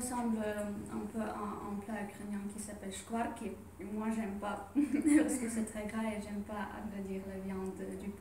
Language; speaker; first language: French; non-native, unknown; Ukrainian